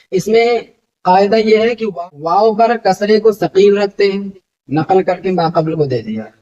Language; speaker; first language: Urdu; native; Urdu